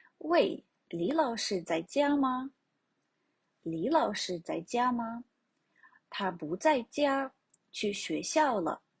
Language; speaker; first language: Chinese; non-native, fluent; Ukrainian